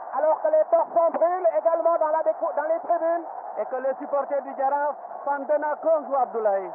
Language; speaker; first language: French; non-native, local second language; Wolof